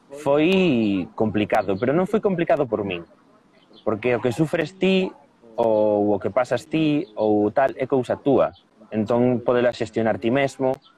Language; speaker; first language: Galician; non-native, local second language; Spanish